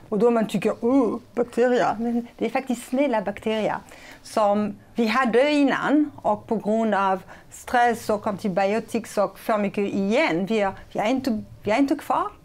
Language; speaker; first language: Swedish; non-native, fluent; French